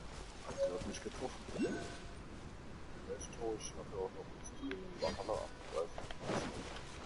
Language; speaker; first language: German; native; German